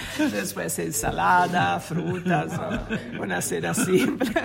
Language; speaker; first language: Spanish; non-native, learner; Italian